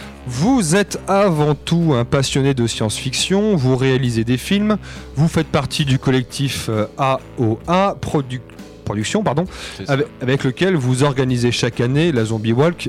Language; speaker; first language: French; native; French